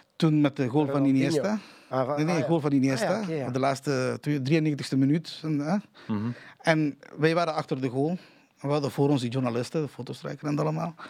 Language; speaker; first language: Dutch; non-native, fluent; Catalan